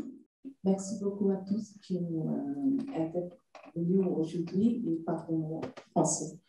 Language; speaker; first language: French; non-native, fluent; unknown